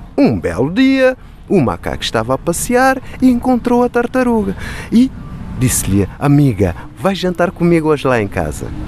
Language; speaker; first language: Portuguese; non-native, local second language; Kabuverdianu